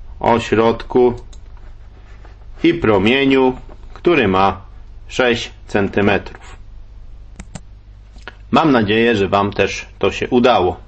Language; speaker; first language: Polish; native; Polish